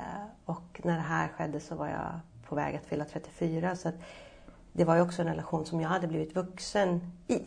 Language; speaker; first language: Swedish; native; Swedish